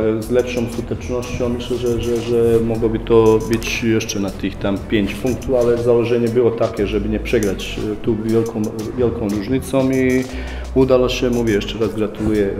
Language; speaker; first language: Polish; non-native, fluent; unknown